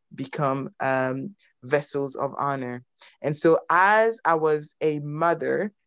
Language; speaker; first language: English; non-native, fluent; French